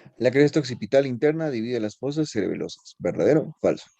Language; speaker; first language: Spanish; native; Spanish